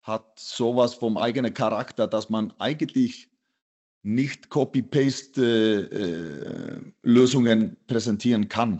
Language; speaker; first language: German; non-native, fluent; Icelandic